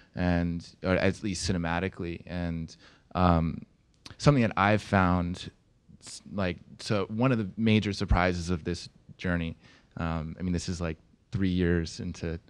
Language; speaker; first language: English; native; English